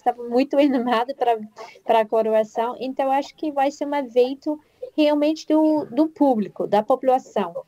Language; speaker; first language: Portuguese; non-native, fluent; English